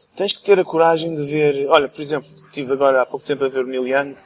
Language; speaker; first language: Portuguese; early bilingual, other home language; English